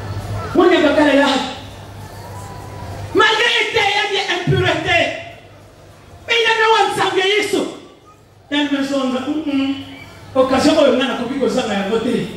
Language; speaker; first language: French; non-native, local second language; Lingala